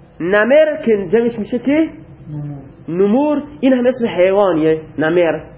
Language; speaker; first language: Persian; non-native, local second language; Baluchi